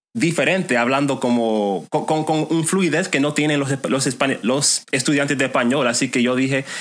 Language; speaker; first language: Spanish; non-native, fluent; English